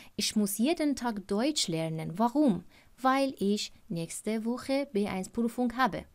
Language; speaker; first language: German; non-native, fluent; Persian